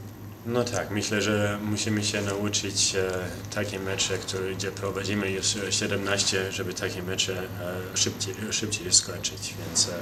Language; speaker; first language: Polish; early bilingual, heritage; Polish